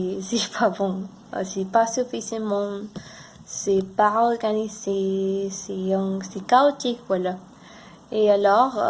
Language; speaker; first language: French; non-native, learner; Spanish